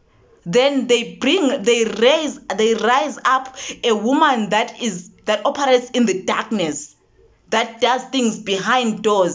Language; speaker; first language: English; non-native, local second language; Zulu